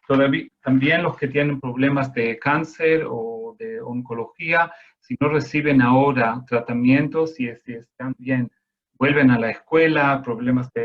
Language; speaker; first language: Spanish; non-native, fluent; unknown